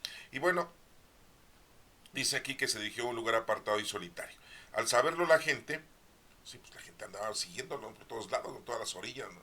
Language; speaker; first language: Spanish; native; Spanish